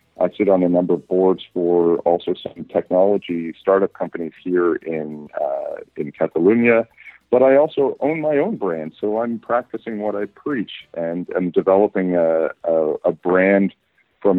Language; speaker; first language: English; native; English